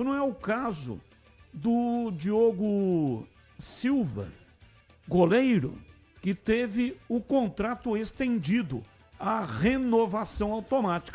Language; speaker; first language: Portuguese; native; Portuguese